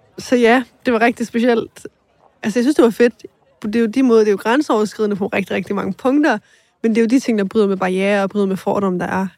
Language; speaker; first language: Danish; early bilingual, other home language; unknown